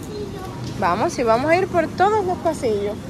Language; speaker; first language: Spanish; native; Spanish